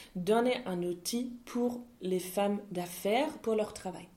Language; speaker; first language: French; non-native, fluent; German